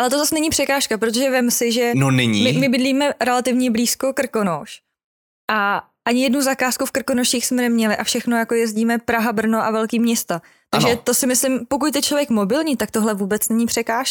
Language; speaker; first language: Czech; native; Czech